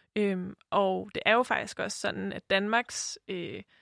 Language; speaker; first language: Danish; native; Danish